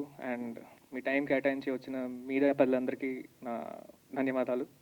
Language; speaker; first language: Telugu; native; Telugu